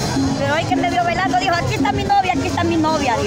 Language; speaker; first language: Spanish; native; Spanish